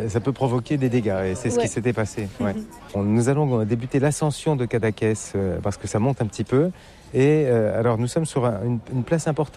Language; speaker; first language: French; native; French